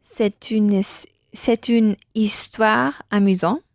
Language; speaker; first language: French; non-native, learner; Spanish